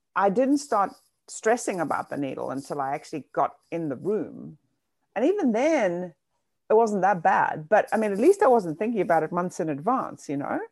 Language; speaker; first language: English; native; English